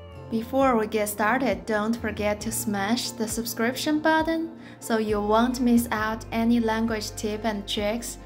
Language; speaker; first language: English; non-native, fluent; Chinese